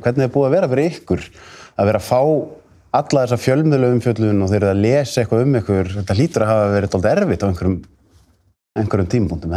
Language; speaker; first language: Icelandic; native; Icelandic